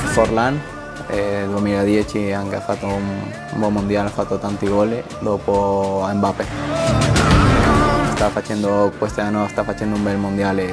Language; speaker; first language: Italian; non-native, fluent; Spanish